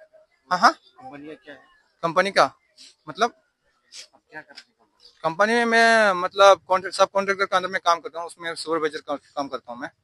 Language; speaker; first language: Hindi; non-native, local second language; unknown